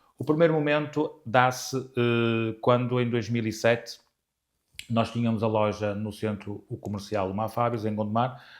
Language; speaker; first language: Portuguese; native; Portuguese